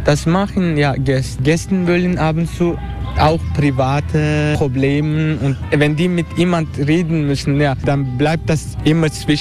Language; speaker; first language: German; non-native, fluent; Turkish